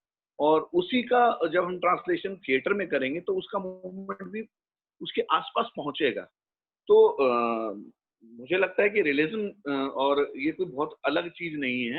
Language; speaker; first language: Hindi; native; Hindi